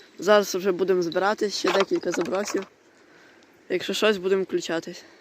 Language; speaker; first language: Ukrainian; native; Ukrainian